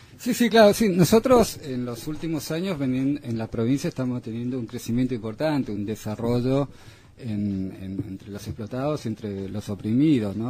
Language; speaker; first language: Spanish; native; Spanish